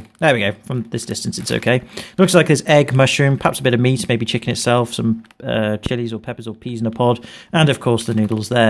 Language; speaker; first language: English; native; English